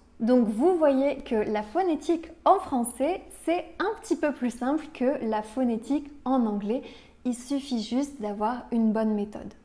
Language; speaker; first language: French; native; French